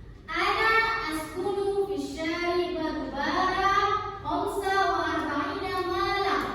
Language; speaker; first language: Arabic; non-native, learner; Indonesian